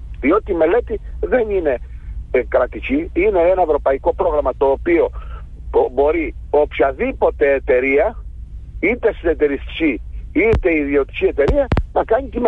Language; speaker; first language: Greek; native; Greek